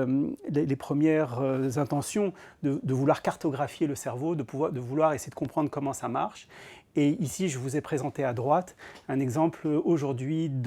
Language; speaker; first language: French; native; French